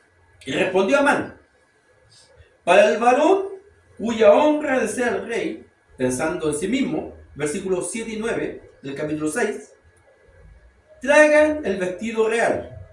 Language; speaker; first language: Spanish; native; Spanish